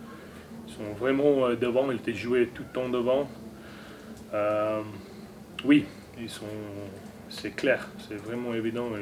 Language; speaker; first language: French; non-native, learner; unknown